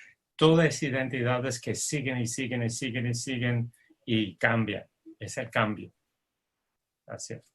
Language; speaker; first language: Spanish; non-native, fluent; English